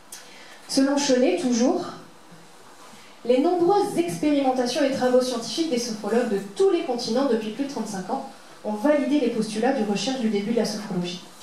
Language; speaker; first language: French; native; French